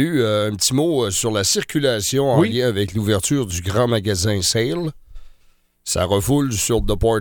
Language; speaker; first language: French; native; French